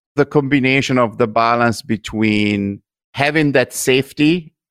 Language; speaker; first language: English; non-native, fluent; Italian